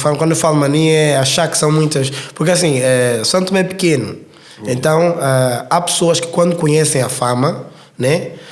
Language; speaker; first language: Portuguese; native; Portuguese